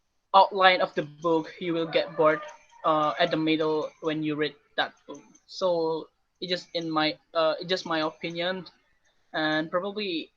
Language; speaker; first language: English; non-native, learner; Indonesian